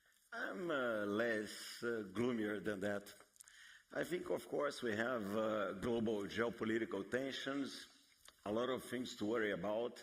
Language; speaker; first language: English; non-native, fluent; Portuguese